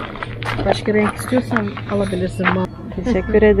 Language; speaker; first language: Turkish; non-native, fluent; Slovenian